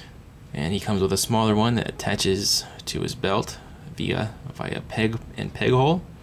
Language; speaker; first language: English; native; English